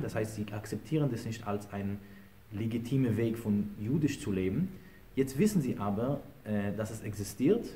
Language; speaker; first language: German; non-native, fluent; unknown